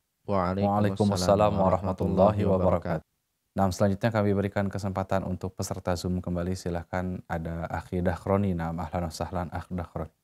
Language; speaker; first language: Indonesian; native; Indonesian